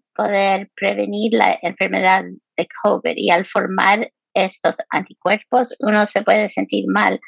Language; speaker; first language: Spanish; early bilingual, heritage; Spanish